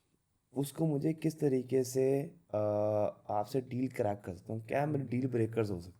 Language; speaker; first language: Hindi; native; Hindi